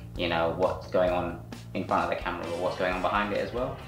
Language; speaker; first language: English; native; English